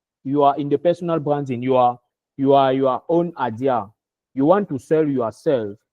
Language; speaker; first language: English; non-native, learner; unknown